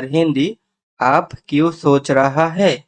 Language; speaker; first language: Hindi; non-native, learner; Bangla